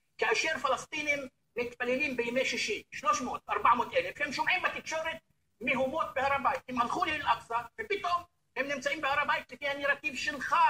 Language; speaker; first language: Hebrew; non-native, local second language; Arabic